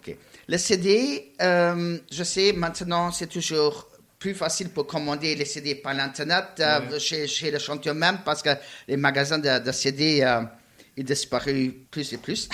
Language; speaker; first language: French; non-native, learner; Luxembourgish